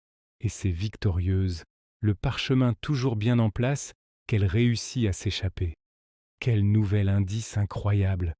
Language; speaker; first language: French; native; French